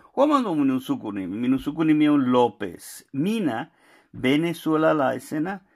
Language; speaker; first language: Finnish; non-native, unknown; Spanish